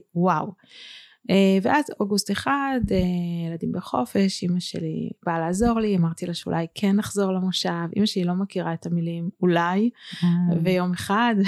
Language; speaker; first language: Hebrew; native; Hebrew